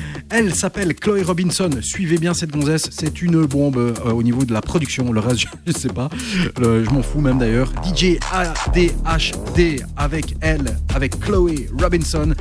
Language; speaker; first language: French; native; French